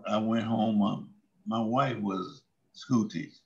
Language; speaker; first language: English; native; English